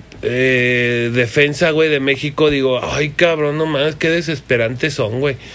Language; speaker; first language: Spanish; native; Spanish